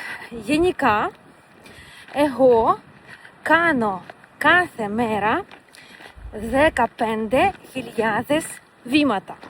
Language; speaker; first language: Greek; non-native, fluent; Russian